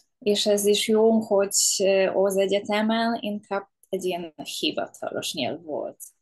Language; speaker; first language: Hungarian; non-native, fluent; Polish